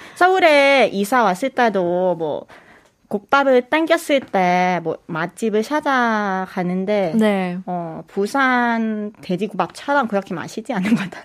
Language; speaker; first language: Korean; non-native, fluent; Thai